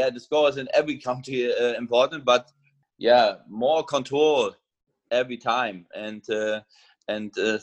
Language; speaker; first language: English; non-native, learner; German